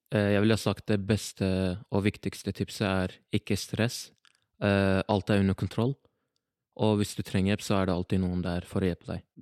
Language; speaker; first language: Norwegian; early bilingual, other home language; Arabic